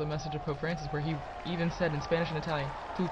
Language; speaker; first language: English; native; English